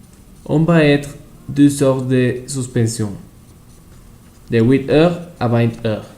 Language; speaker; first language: French; non-native, learner; Spanish